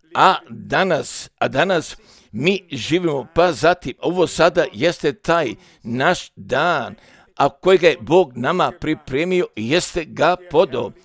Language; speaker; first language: Croatian; early bilingual, heritage; Croatian